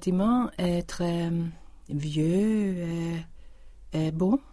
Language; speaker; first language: French; non-native, learner; Swedish